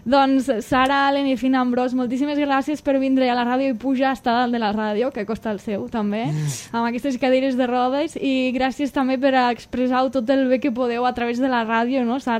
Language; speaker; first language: Catalan; native; Catalan